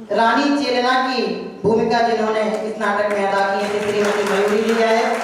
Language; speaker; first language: Hindi; native; Hindi